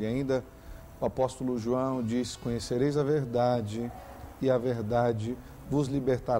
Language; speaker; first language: Portuguese; native; Portuguese